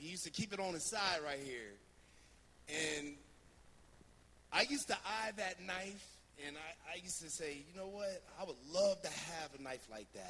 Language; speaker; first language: English; native; English